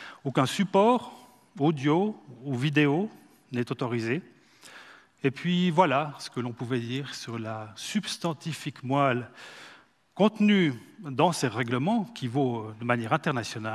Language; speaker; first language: French; native; French